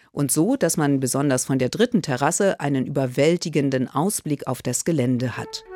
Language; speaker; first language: German; native; German